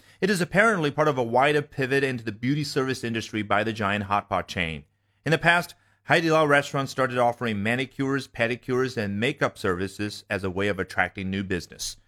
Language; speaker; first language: English; non-native, fluent; Chinese